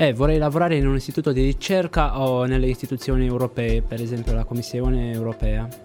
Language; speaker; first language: Italian; non-native, fluent; Romanian